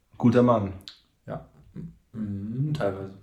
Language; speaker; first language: German; native; German